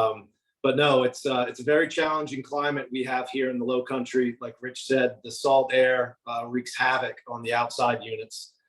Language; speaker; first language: English; native; English